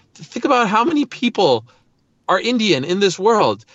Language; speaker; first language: English; native; English